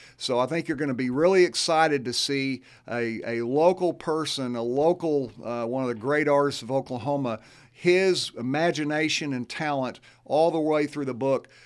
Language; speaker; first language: English; native; English